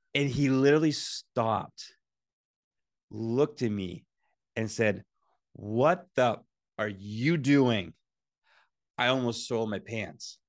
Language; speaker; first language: English; native; English